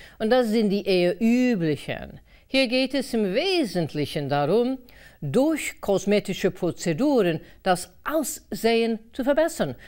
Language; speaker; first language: German; non-native, fluent; English